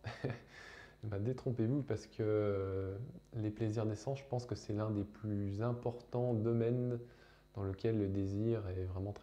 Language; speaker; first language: French; native; French